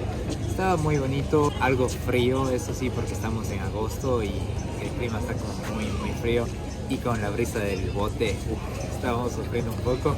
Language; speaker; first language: Spanish; native; Spanish